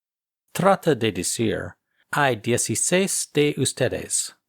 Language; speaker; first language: Spanish; non-native, fluent; English